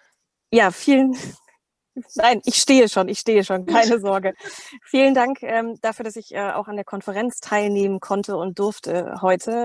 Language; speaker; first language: German; native; German